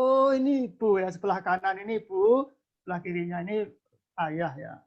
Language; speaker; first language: Indonesian; native; Indonesian